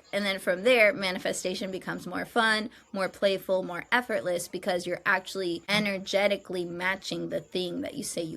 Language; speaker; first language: English; native; English